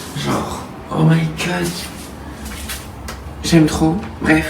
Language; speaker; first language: French; native; French